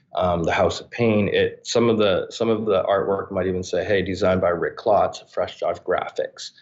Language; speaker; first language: English; native; English